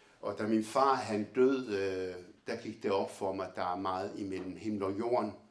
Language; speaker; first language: Danish; early bilingual, other home language; Arabic